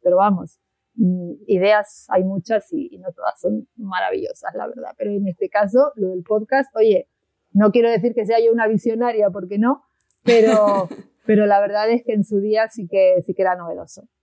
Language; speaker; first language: Spanish; native; Spanish